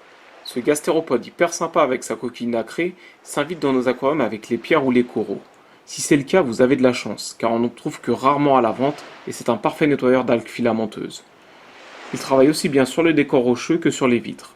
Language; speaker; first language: French; native; French